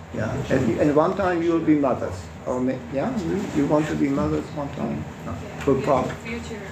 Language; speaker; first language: English; non-native, fluent; German